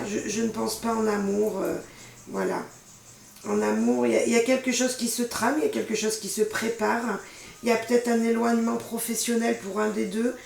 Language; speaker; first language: French; native; French